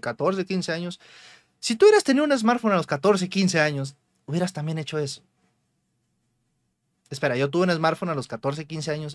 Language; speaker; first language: Spanish; native; Spanish